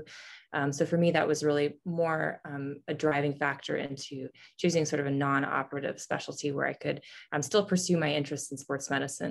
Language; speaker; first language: English; native; English